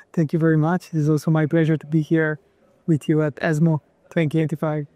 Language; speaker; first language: English; non-native, fluent; Italian